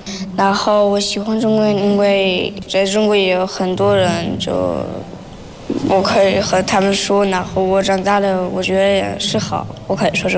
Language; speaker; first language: Chinese; non-native, learner; German